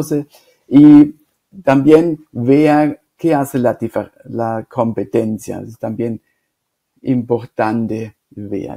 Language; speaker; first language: Spanish; non-native, fluent; German